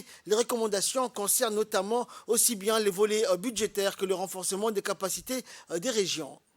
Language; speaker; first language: French; native; French